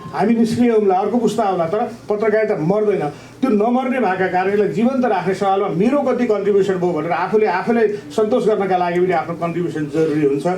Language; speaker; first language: Nepali; native; Nepali